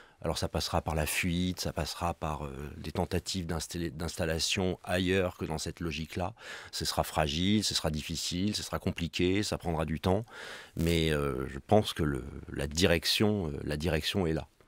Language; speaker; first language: French; native; French